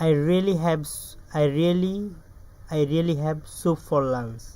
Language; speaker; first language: English; non-native, learner; Bangla